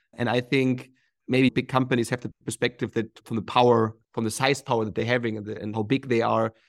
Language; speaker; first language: English; non-native, fluent; German